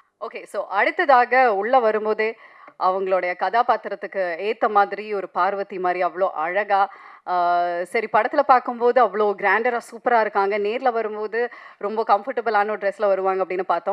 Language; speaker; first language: Tamil; native; Tamil